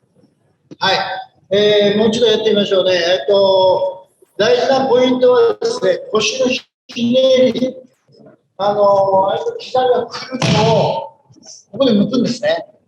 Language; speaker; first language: Japanese; native; Japanese